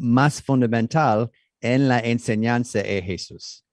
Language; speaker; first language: Spanish; non-native, learner; English